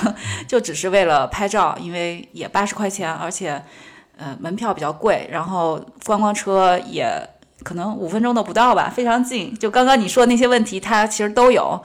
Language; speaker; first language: Chinese; native; Chinese